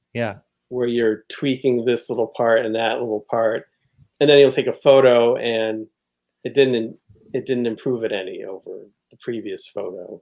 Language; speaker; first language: English; native; English